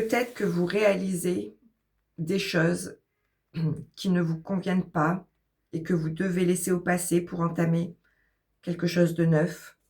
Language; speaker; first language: French; native; French